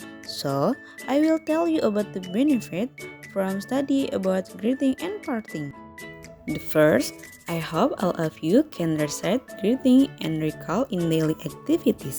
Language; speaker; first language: English; non-native, learner; Indonesian